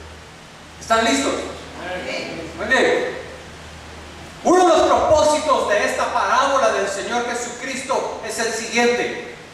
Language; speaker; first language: Spanish; native; Spanish